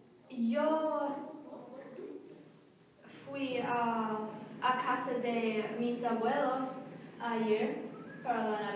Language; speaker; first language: Spanish; non-native, learner; English